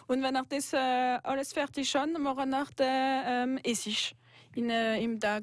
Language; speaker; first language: German; non-native, local second language; French